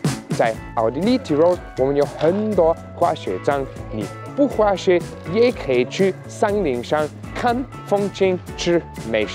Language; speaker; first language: Chinese; non-native, learner; German